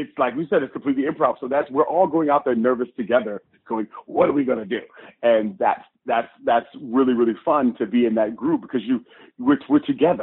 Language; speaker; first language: English; native; English